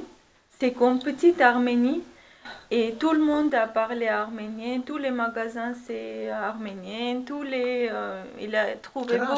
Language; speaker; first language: French; non-native, learner; Armenian